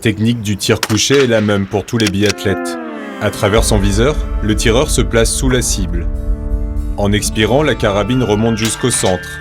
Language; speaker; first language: French; native; French